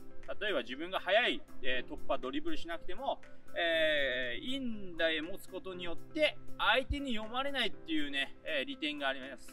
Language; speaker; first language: Japanese; native; Japanese